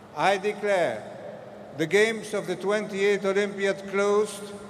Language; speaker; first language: English; non-native, fluent; Dutch